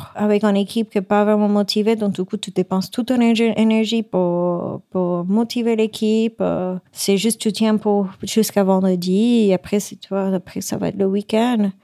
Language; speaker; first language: French; non-native, fluent; Spanish